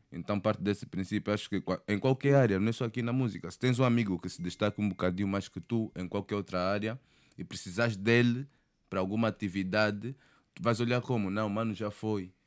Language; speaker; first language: Portuguese; native; Portuguese